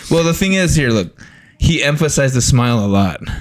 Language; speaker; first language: English; early bilingual, other home language; Spanish